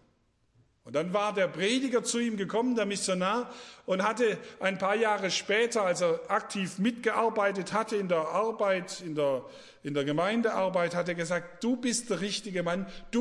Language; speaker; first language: German; native; German